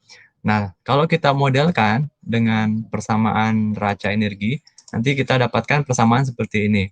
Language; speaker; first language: Indonesian; native; Indonesian